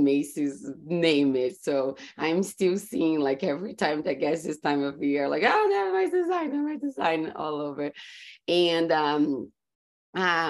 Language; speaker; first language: English; non-native, fluent; Portuguese